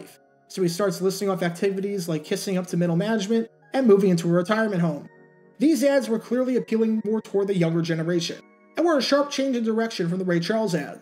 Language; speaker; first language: English; native; English